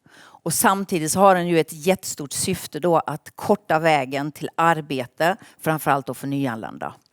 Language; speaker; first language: Swedish; native; Swedish